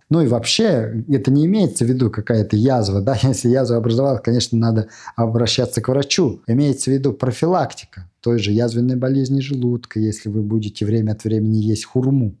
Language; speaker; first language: Russian; non-native, fluent; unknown